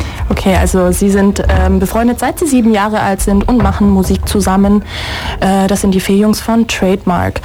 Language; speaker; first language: German; native; German